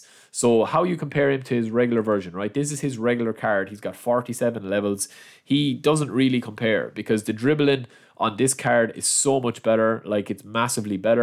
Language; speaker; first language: English; native; English